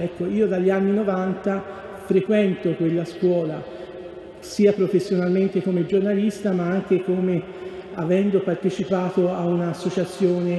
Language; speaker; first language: Italian; native; Italian